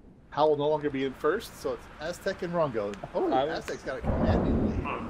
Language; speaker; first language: English; native; English